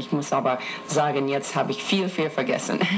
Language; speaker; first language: German; non-native, fluent; English